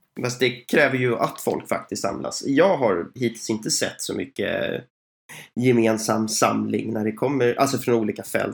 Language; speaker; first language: Swedish; native; Swedish